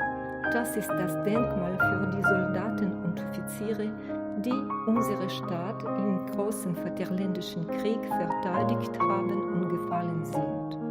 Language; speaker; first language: German; non-native, learner; Russian